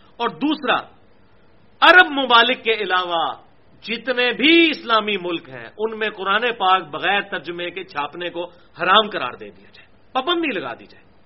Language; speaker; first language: Urdu; non-native, local second language; Punjabi